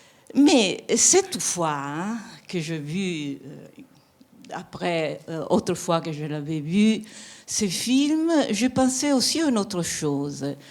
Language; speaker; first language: French; non-native, fluent; Italian